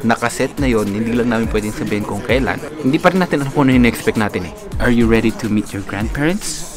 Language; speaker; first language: Filipino; native; Filipino